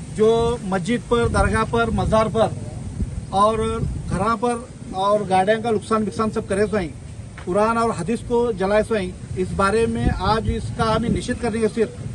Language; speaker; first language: Hindi; native; Hindi